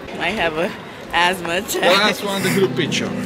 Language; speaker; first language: English; non-native, learner; Italian